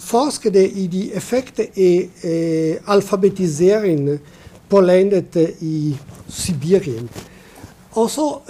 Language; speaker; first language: Danish; non-native, fluent; Italian